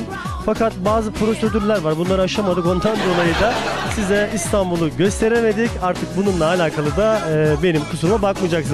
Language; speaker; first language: Turkish; native; Turkish